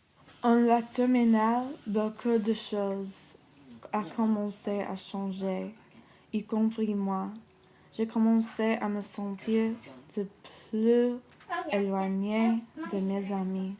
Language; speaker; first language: French; non-native, learner; English